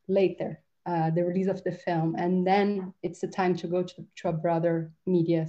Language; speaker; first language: English; non-native, fluent; Portuguese